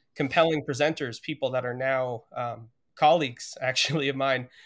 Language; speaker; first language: English; native; English